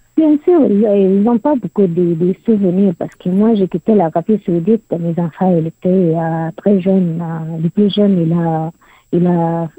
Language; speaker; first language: French; non-native, learner; Arabic